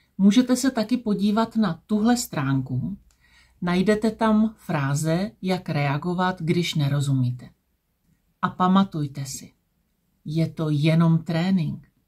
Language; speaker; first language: Czech; native; Czech